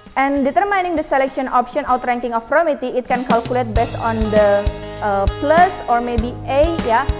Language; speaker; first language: English; non-native, learner; Indonesian